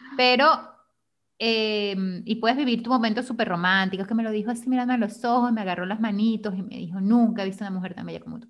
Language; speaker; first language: Spanish; native; Spanish